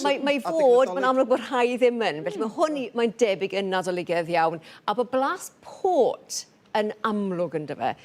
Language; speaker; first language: Welsh; native; Welsh